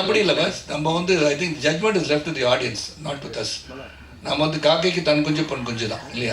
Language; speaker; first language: Tamil; native; Tamil